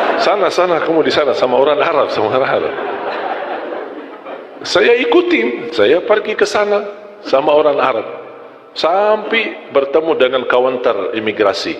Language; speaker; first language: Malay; non-native, fluent; Arabic